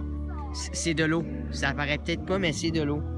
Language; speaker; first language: French; native; French